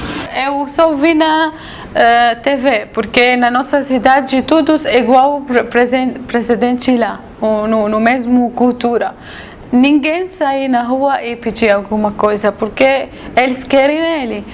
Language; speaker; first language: Portuguese; non-native, learner; Arabic